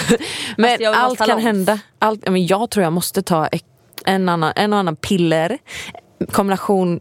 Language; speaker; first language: Swedish; native; Swedish